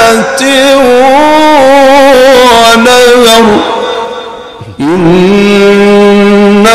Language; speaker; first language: Arabic; native; Arabic